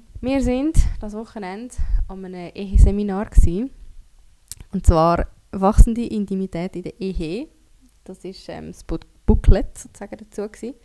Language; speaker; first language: German; native; German